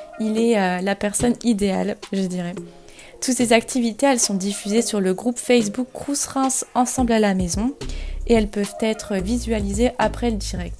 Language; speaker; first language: French; native; French